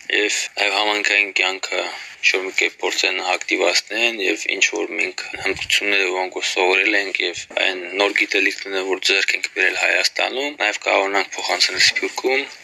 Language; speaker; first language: Armenian; early bilingual, heritage; Armenian